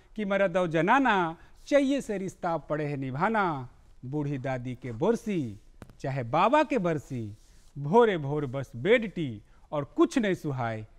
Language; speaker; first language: Hindi; non-native, local second language; Magahi